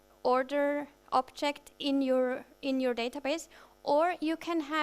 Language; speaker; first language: English; non-native, fluent; German